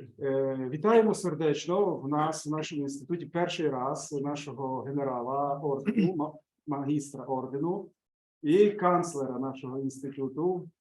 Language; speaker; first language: Ukrainian; native; Ukrainian